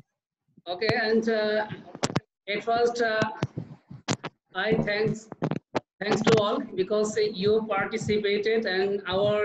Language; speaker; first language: English; non-native, learner; Bangla